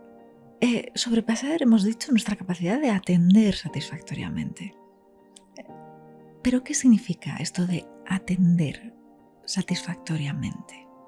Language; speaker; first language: Spanish; native; Spanish